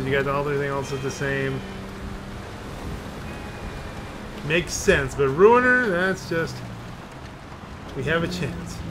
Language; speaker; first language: English; native; English